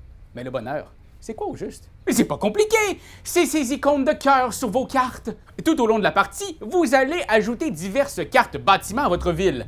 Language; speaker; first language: French; native; French